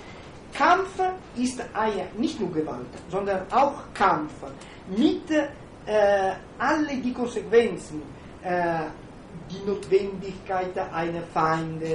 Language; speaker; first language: German; non-native, fluent; Italian